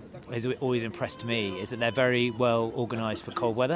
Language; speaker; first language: English; native; English